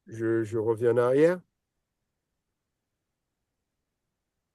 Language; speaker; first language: French; native; French